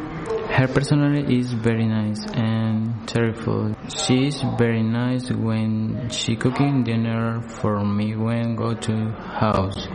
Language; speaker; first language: English; non-native, learner; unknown